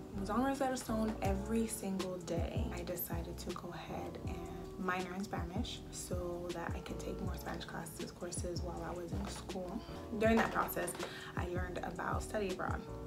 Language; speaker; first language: English; native; English